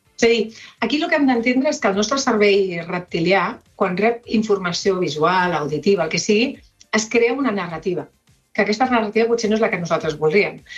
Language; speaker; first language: Catalan; non-native, local second language; Spanish